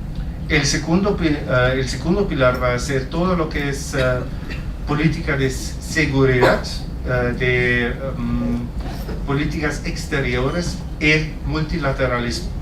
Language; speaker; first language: Spanish; non-native, fluent; German